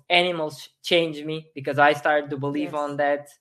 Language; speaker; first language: English; non-native, fluent; Portuguese